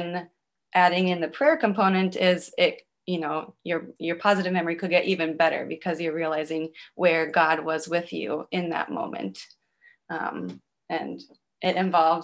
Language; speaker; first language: English; native; English